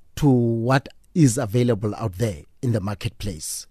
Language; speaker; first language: English; non-native, local second language; Xhosa